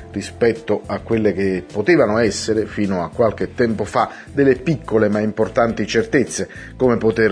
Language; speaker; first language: Italian; native; Italian